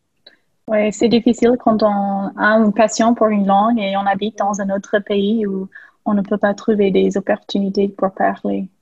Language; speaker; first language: French; non-native, fluent; English